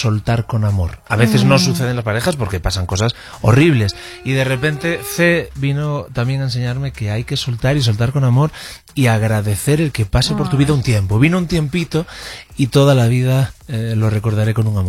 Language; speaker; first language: Spanish; non-native, local second language; Galician